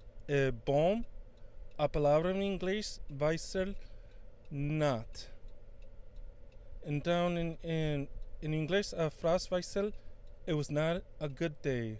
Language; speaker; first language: Portuguese; non-native, fluent; Spanish